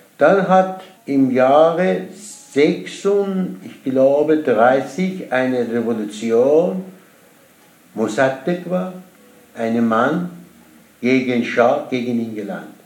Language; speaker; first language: German; non-native, learner; Persian